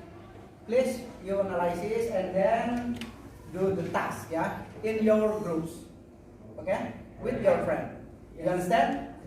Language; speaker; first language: English; non-native, learner; Indonesian